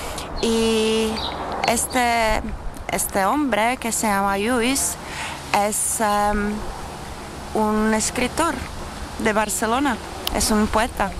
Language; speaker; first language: Spanish; non-native, learner; Czech